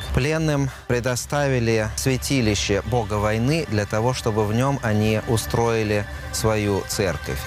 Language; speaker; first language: Russian; native; Russian